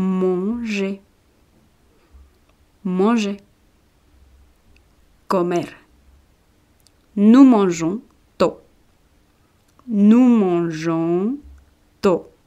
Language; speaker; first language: French; non-native, fluent; Spanish